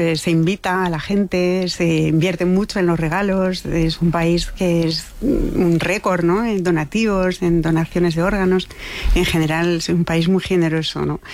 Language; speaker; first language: Spanish; non-native, fluent; French